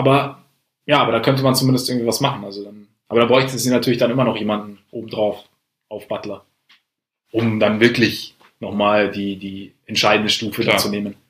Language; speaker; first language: German; native; German